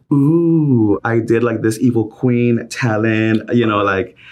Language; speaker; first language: English; early bilingual, other home language; Spanish